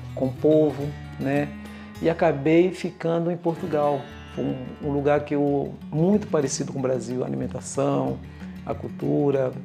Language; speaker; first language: Portuguese; native; Portuguese